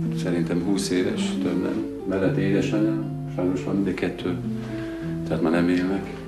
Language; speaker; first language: Hungarian; native; Hungarian